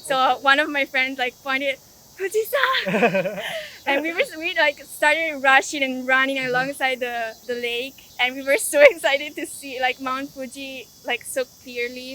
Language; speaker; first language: English; non-native, fluent; Italian